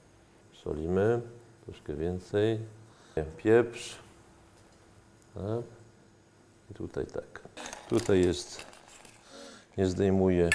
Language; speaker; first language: Polish; non-native, fluent; French